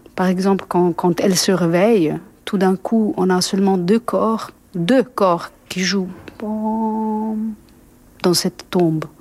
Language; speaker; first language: French; non-native, fluent; Italian